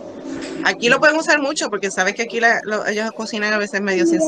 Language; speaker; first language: Spanish; native; Spanish